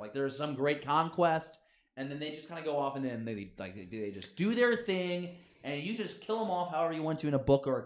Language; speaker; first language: English; native; English